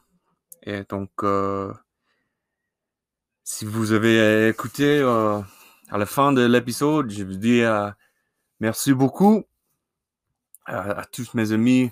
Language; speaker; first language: French; non-native, learner; English